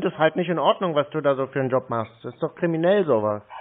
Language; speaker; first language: German; native; German